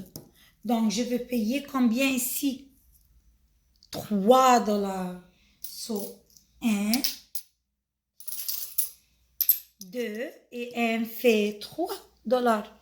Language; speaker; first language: French; non-native, fluent; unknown